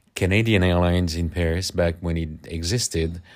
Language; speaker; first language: English; non-native, fluent; French